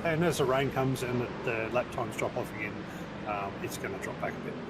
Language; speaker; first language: English; native; English